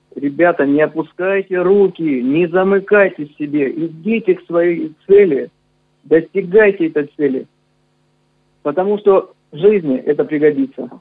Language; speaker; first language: Russian; native; Russian